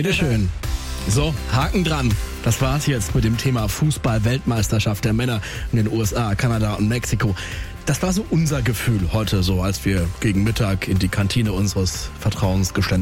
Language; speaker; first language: German; native; German